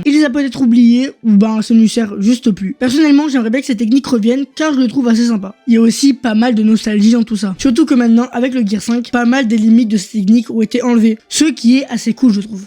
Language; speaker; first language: French; native; French